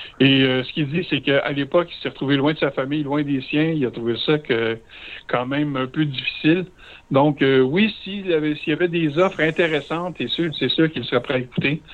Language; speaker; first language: French; native; French